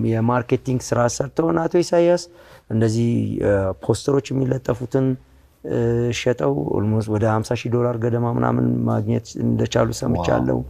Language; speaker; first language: Amharic; native; Amharic